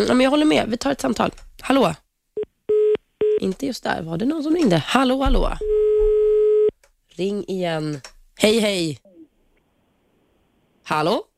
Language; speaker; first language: Swedish; native; Swedish